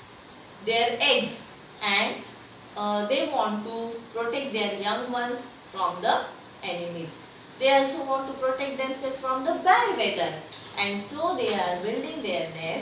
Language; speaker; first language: English; non-native, local second language; Marathi